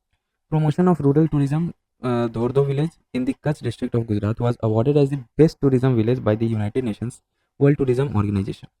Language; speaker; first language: English; non-native, local second language; Hindi